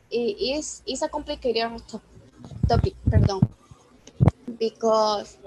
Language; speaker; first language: English; non-native, learner; Spanish